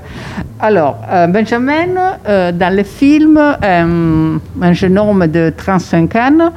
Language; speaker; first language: French; non-native, fluent; Italian